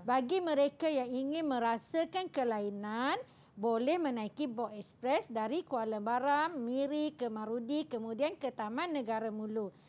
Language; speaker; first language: Malay; native; Malay